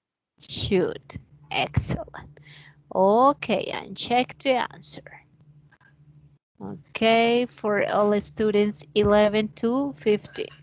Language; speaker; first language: English; non-native, learner; Spanish